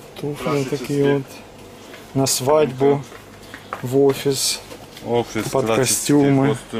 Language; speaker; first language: Russian; native; Russian